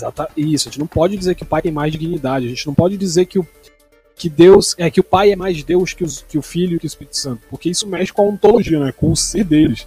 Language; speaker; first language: Portuguese; native; Portuguese